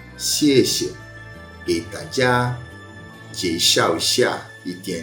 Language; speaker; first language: Chinese; non-native, learner; Portuguese